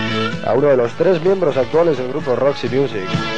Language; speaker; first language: Spanish; native; Spanish